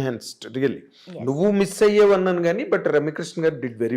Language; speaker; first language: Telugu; native; Telugu